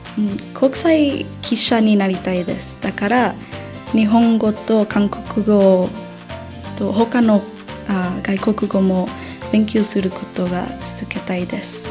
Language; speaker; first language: Japanese; non-native, learner; English